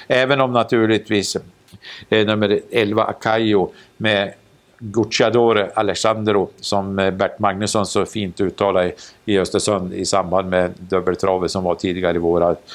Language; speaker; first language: Swedish; native; Swedish